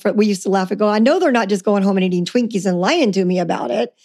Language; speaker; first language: English; native; English